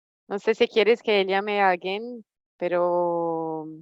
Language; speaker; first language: Spanish; non-native, fluent; Portuguese